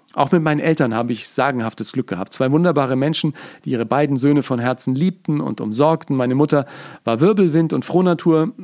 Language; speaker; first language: German; native; German